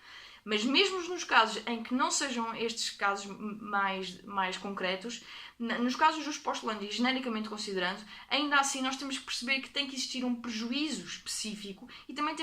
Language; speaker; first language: Portuguese; native; Portuguese